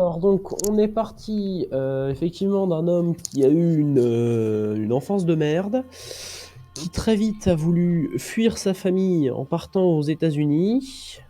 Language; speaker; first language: French; native; French